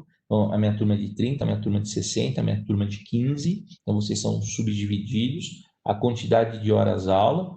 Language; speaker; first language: Portuguese; native; Portuguese